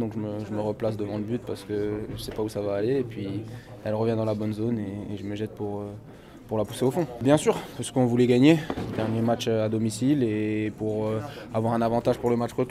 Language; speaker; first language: French; native; French